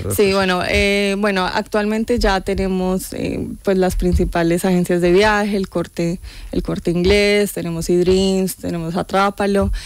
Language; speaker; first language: Spanish; native; Spanish